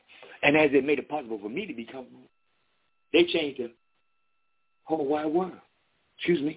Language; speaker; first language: English; native; English